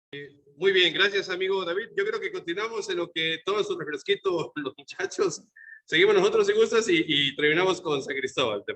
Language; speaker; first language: Spanish; native; Spanish